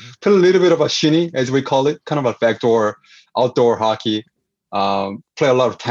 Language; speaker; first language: English; non-native, fluent; Korean